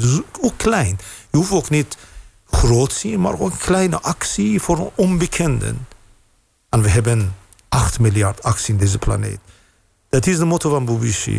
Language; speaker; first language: Dutch; non-native, fluent; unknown